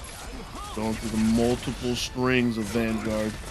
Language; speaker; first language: English; native; English